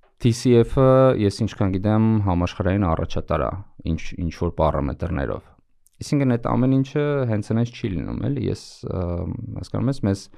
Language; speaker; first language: Armenian; native; Armenian